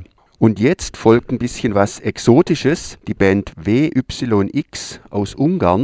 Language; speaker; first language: German; native; German